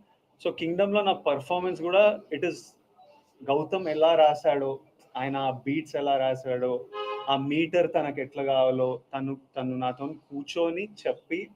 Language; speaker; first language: Telugu; native; Telugu